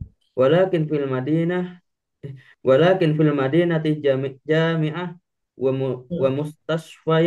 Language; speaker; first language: Arabic; non-native, learner; Indonesian